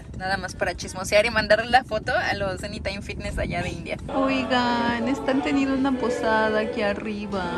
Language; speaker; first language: Spanish; native; Spanish